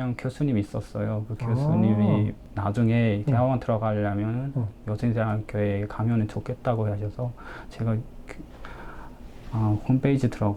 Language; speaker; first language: Korean; non-native, learner; Uzbek